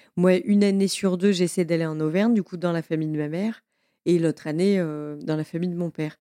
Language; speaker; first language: French; native; French